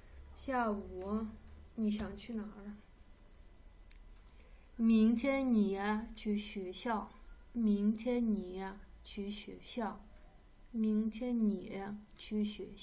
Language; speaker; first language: Chinese; non-native, fluent; Kyrgyz